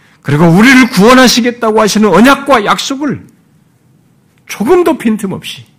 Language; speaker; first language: Korean; native; Korean